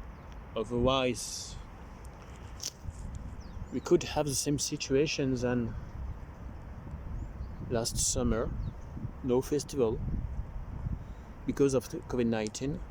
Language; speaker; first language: English; non-native, learner; French